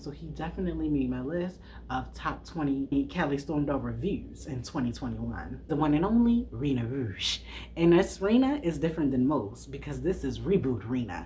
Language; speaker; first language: English; native; English